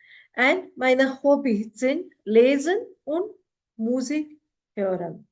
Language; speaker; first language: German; non-native, fluent; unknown